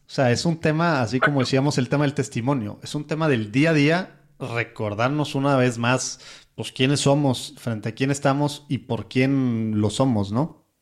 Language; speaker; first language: Spanish; native; Spanish